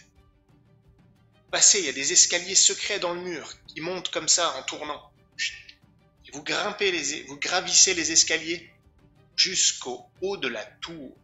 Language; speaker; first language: French; native; French